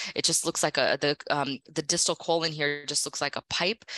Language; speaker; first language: English; native; English